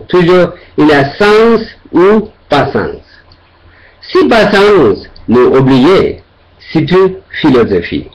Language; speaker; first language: French; non-native, learner; Tibetan